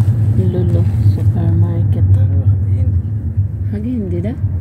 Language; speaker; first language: Arabic; non-native, learner; Filipino